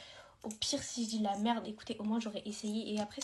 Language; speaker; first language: French; native; French